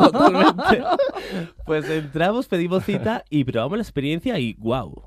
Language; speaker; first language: Spanish; native; Spanish